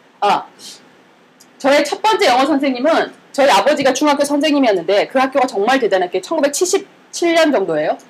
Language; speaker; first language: Korean; native; Korean